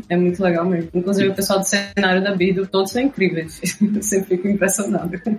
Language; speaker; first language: Portuguese; native; Portuguese